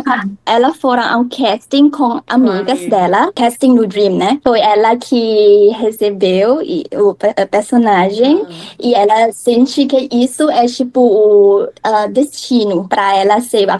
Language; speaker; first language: Portuguese; non-native, learner; Thai